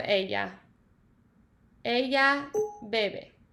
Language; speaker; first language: Spanish; non-native, learner; English